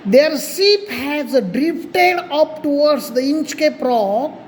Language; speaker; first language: English; non-native, local second language; Marathi